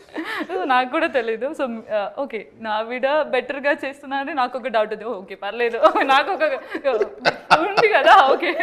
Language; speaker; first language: Telugu; non-native, learner; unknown